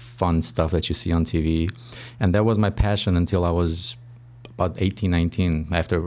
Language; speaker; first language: English; non-native, fluent; Albanian